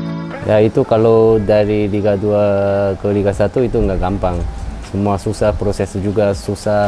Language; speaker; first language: Indonesian; non-native, fluent; Korean